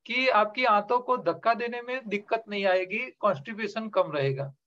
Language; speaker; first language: Hindi; non-native, local second language; Gujarati